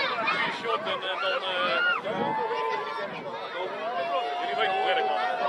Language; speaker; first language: Dutch; non-native, local second language; Papiamento